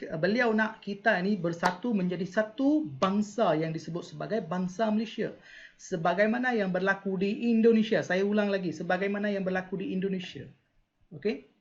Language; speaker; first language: Malay; non-native, local second language; Tamil